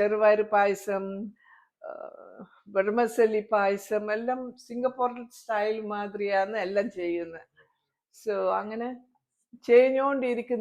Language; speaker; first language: Malayalam; early bilingual, heritage; Malayalam